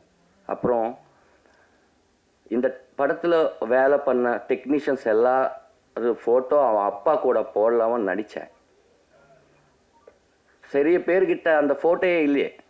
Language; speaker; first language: Tamil; non-native, learner; Telugu